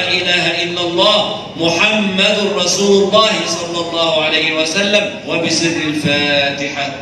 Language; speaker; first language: Arabic; native; Arabic